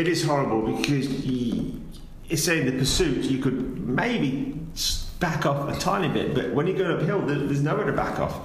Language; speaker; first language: English; native; English